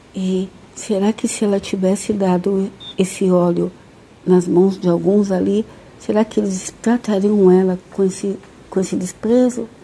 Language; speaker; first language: Portuguese; native; Portuguese